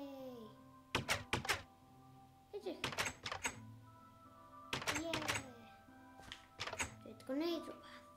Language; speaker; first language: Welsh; non-native, local second language; English